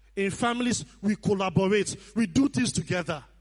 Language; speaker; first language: English; non-native, local second language; Nigerian Pidgin